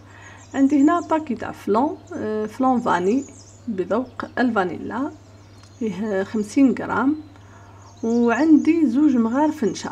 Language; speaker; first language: Arabic; native; Arabic